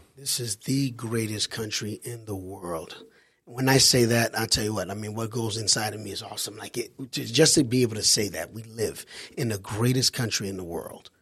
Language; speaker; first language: English; early bilingual, other home language; Haitian Creole